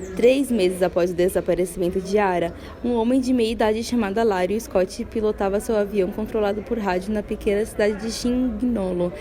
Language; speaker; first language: Portuguese; native; Portuguese